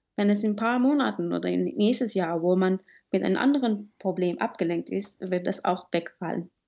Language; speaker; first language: German; early bilingual, other home language; Persian